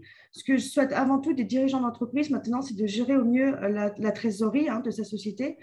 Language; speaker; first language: French; native; French